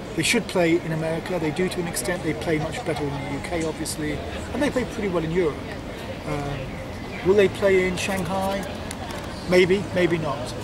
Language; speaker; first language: English; native; English